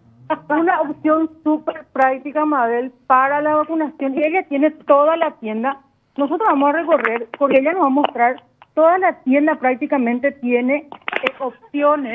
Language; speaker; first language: Spanish; native; Spanish